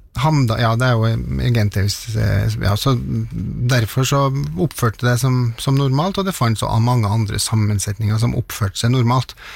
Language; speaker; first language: Norwegian; native; Norwegian